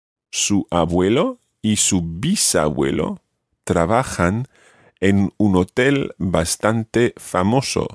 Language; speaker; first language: Spanish; non-native, fluent; English